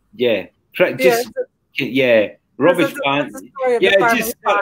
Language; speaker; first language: English; native; English